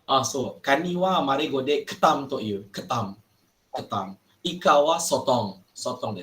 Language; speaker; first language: Japanese; non-native, fluent; Malay